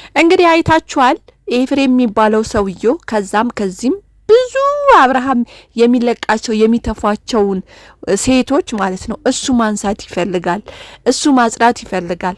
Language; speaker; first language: Amharic; non-native, local second language; Oromo